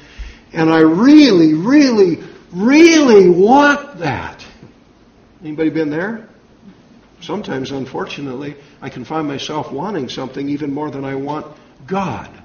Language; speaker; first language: English; native; English